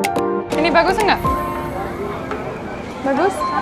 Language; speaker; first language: Indonesian; non-native, fluent; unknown